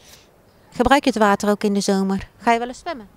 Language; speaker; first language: Dutch; native; Dutch